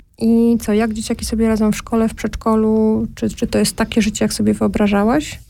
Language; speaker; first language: Polish; native; Polish